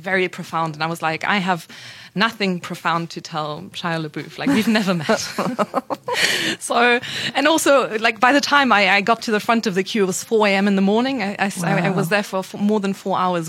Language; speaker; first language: English; non-native, fluent; German